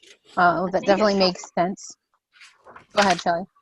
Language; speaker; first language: English; native; English